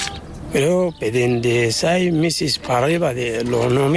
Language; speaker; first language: Spanish; non-native, learner; Arabic